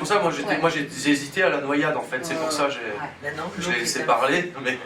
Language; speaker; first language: French; native; French